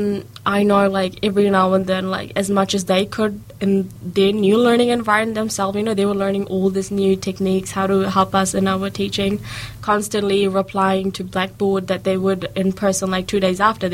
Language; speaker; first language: English; native; English